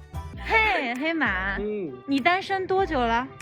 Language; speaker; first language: Chinese; non-native, learner; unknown